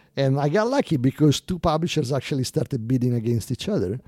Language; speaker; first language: English; non-native, fluent; Italian